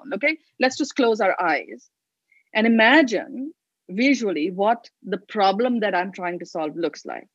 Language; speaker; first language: English; non-native, local second language; Hindi